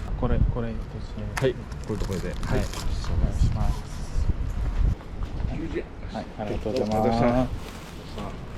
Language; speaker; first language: Japanese; non-native, learner; Korean